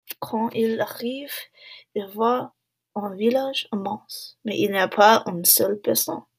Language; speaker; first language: French; non-native, learner; English